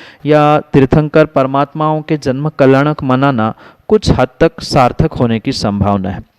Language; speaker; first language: Hindi; native; Hindi